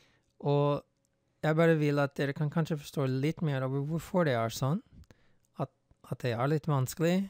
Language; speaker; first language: Norwegian; non-native, fluent; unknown